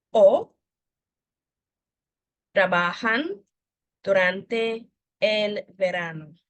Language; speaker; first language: Spanish; non-native, fluent; English